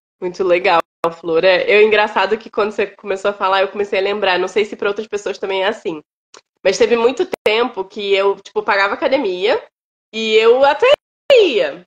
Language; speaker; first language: Portuguese; native; Portuguese